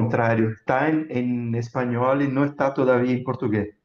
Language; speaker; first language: Spanish; non-native, fluent; Portuguese